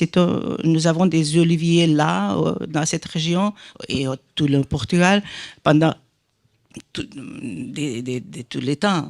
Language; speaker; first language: French; non-native, fluent; Portuguese